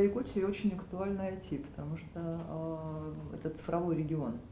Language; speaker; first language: Russian; native; Russian